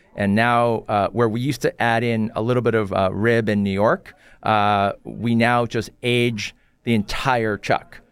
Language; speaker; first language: English; early bilingual, other home language; Korean